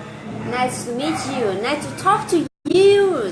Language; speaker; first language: English; non-native, learner; Vietnamese